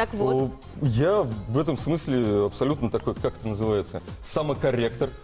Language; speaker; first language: Russian; native; Russian